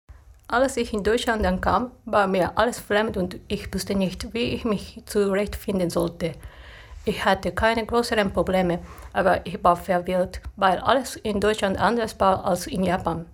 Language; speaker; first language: German; non-native, fluent; Japanese